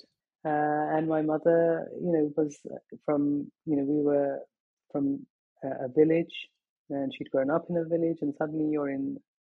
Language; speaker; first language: English; native; English